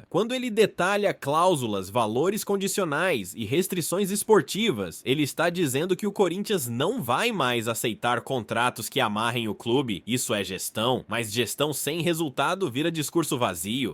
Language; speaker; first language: Portuguese; native; Portuguese